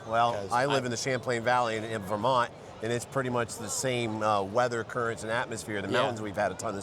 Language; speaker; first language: English; native; English